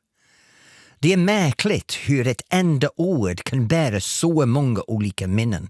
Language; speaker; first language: Swedish; non-native, fluent; English